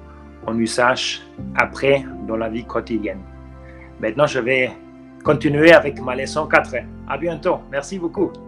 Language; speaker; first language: French; non-native, learner; German